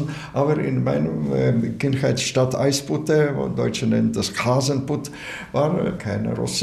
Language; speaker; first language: German; non-native, learner; Latvian